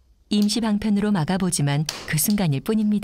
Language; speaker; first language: Korean; native; Korean